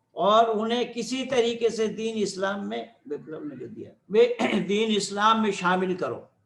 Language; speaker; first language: Hindi; non-native, local second language; Bangla